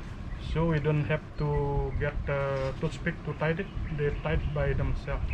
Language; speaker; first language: English; non-native, learner; Indonesian